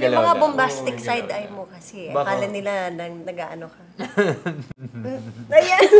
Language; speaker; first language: Filipino; native; Filipino